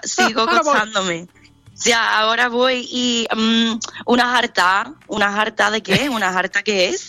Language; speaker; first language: Spanish; non-native, fluent; English